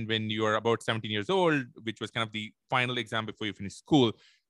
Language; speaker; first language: English; non-native, local second language; Tamil